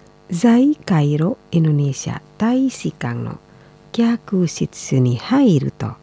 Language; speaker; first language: Japanese; non-native, fluent; Indonesian